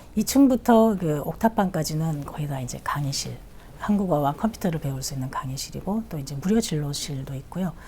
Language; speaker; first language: Korean; native; Korean